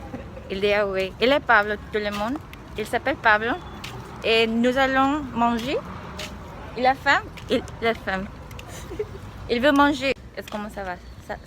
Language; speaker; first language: French; non-native, learner; English